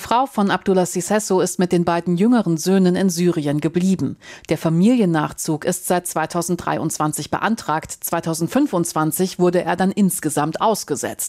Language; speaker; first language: German; native; German